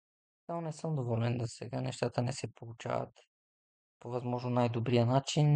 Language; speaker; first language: Bulgarian; native; Bulgarian